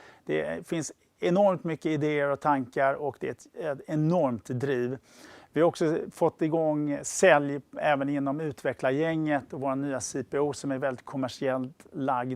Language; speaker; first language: Swedish; native; Swedish